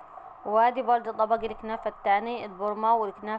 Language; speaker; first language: Arabic; native; Arabic